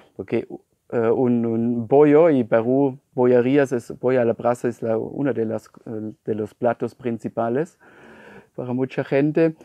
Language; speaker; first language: Spanish; non-native, fluent; German